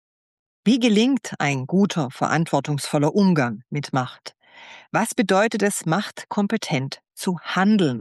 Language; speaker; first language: German; native; German